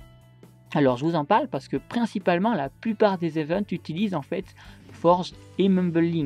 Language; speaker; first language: French; native; French